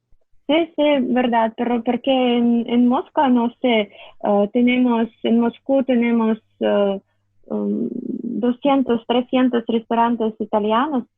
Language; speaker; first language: Spanish; non-native, fluent; Russian